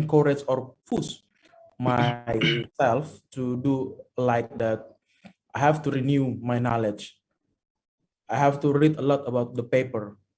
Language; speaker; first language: English; non-native, fluent; Indonesian